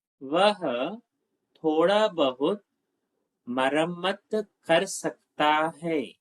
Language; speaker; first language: Hindi; non-native, local second language; Telugu